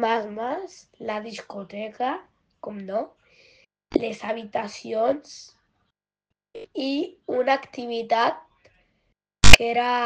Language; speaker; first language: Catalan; non-native, local second language; Spanish